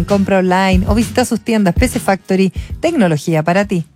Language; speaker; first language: Spanish; native; Spanish